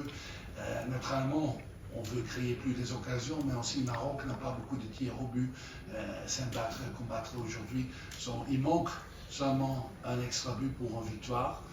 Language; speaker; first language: French; non-native, learner; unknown